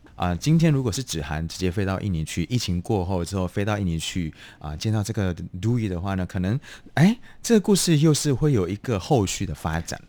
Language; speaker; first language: Chinese; non-native, fluent; Indonesian